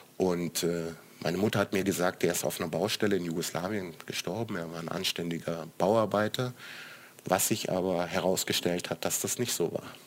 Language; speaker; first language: German; early bilingual, other home language; Croatian